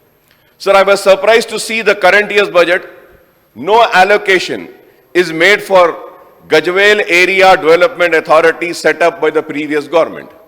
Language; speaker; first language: English; non-native, local second language; Urdu